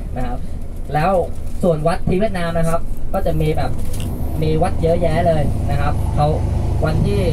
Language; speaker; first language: Thai; non-native, fluent; Vietnamese